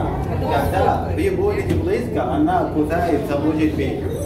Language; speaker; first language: Russian; non-native, learner; Arabic